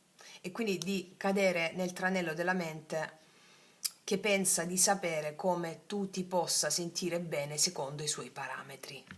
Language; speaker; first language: Italian; native; Italian